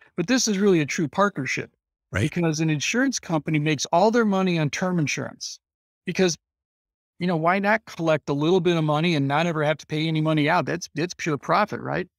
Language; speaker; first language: English; native; English